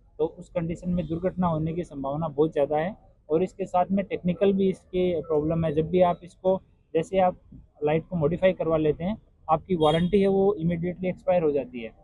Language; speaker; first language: Hindi; non-native, local second language; Gujarati